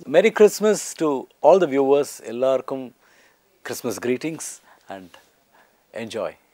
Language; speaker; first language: Tamil; native; Tamil